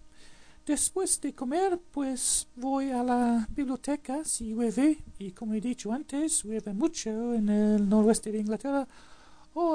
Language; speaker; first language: Spanish; non-native, fluent; English